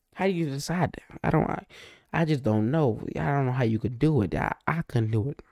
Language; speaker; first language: English; native; English